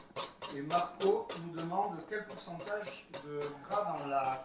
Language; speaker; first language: French; native; French